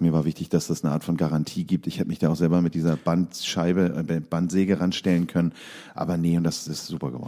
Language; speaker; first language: German; native; German